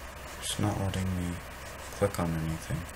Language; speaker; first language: English; native; English